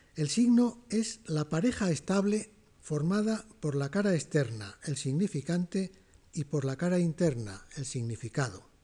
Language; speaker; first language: Spanish; native; Spanish